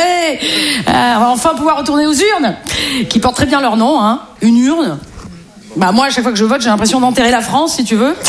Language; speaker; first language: French; native; French